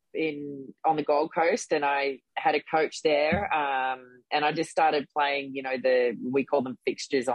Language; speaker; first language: English; native; English